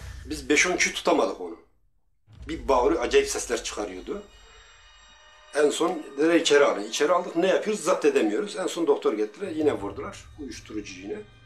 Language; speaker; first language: Turkish; non-native, local second language; Kurdish